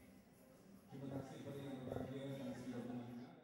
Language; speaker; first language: Malay; native; Malay